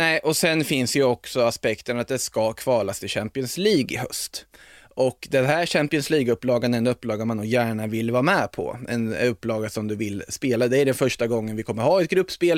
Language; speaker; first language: Swedish; native; Swedish